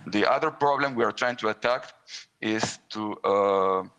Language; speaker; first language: English; non-native, fluent; Hebrew